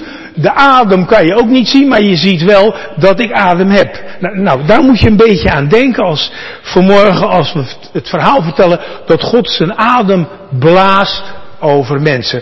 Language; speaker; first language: Dutch; native; Dutch